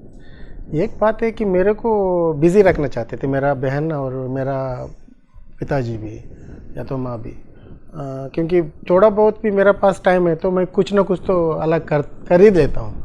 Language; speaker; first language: Hindi; non-native, local second language; Tulu